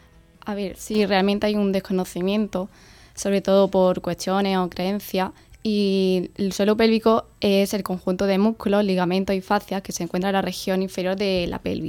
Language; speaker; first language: Spanish; native; Spanish